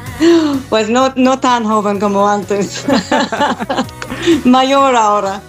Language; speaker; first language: Spanish; non-native, fluent; English